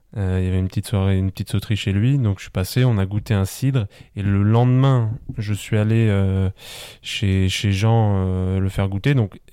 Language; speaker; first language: French; native; French